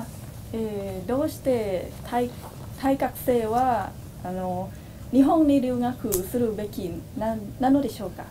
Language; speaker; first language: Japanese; non-native, learner; Thai